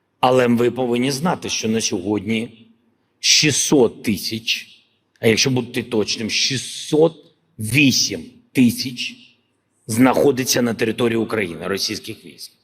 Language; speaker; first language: Ukrainian; non-native, local second language; Russian